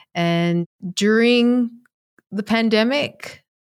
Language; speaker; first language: English; native; English